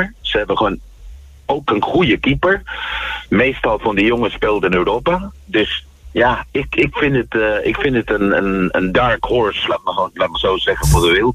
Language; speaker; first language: Dutch; non-native, fluent; Spanish